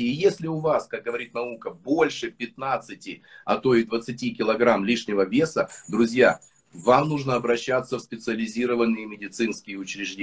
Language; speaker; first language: Russian; native; Russian